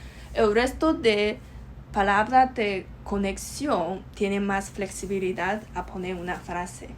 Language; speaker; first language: Spanish; non-native, learner; Chinese